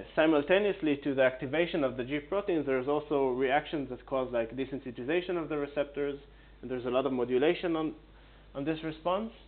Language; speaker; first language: English; non-native, fluent; Hebrew